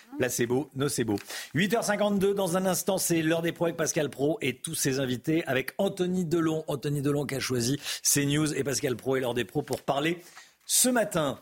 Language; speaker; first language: French; native; French